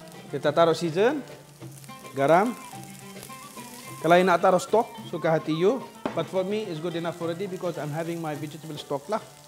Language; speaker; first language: English; non-native, local second language; Arabic